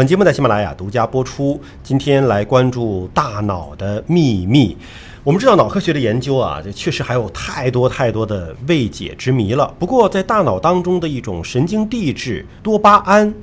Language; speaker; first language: Chinese; native; Chinese